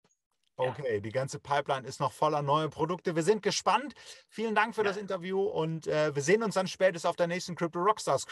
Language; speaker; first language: German; native; German